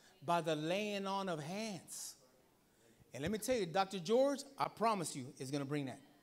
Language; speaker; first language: English; early bilingual, other home language; Spanish